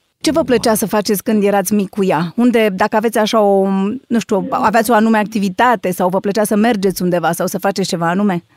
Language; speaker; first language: Romanian; native; Romanian